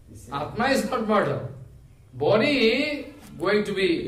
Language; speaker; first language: English; non-native, local second language; Bangla